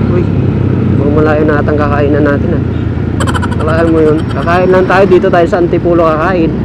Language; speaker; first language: Filipino; non-native, local second language; Hiligaynon